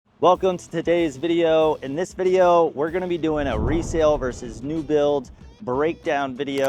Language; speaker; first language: English; native; English